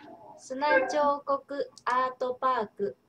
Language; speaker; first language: Japanese; non-native, learner; Chinese